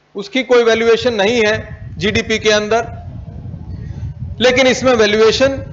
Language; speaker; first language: Hindi; native; Hindi